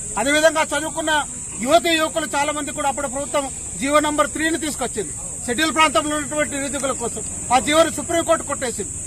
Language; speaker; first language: Telugu; non-native, local second language; Gondi